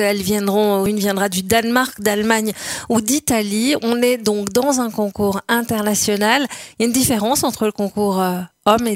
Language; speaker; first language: French; native; French